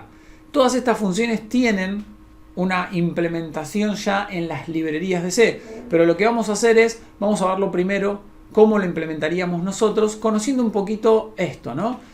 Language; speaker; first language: Spanish; native; Spanish